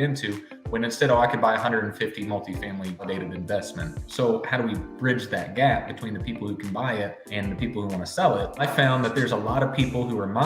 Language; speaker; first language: English; native; English